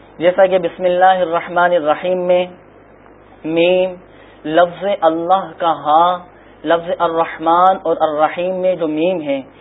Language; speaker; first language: Urdu; native; Urdu